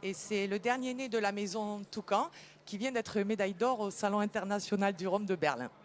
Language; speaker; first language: French; native; French